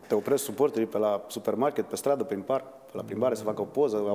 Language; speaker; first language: Romanian; native; Romanian